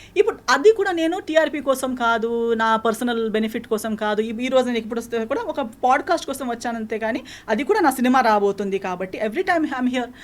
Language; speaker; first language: Telugu; non-native, fluent; Konkani